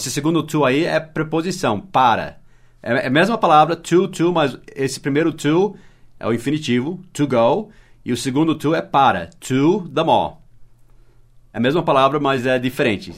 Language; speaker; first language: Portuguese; non-native, fluent; English